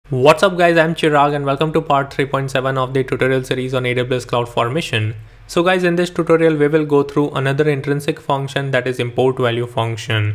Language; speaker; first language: English; non-native, local second language; Hindi